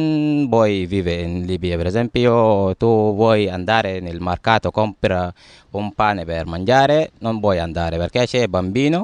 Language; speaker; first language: Italian; non-native, learner; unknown